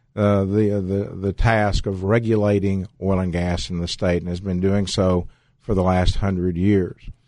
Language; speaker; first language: English; native; English